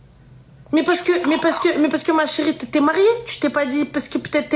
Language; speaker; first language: French; native; French